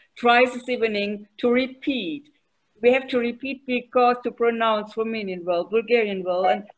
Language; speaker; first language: English; non-native, fluent; German